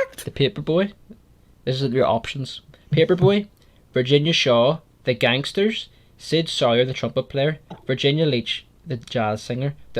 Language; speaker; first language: English; native; English